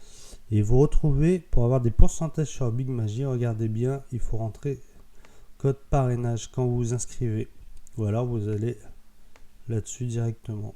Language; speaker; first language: French; native; French